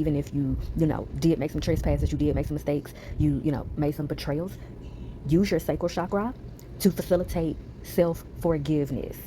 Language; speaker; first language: English; native; English